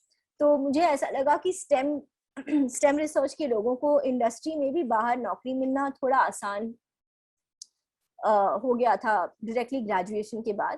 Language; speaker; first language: Hindi; native; Hindi